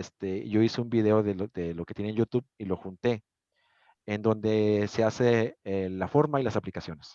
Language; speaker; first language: Spanish; native; Spanish